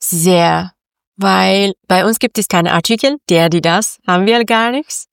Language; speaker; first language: German; non-native, learner; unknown